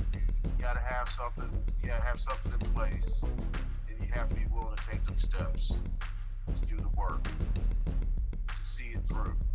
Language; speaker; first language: English; native; English